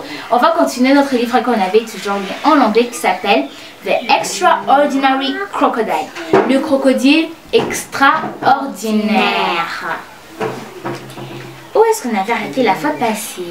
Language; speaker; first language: French; non-native, local second language; Kinyarwanda